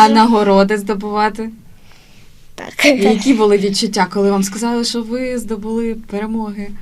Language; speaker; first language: Ukrainian; native; Ukrainian